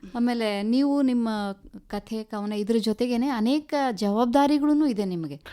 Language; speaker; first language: Kannada; native; Kannada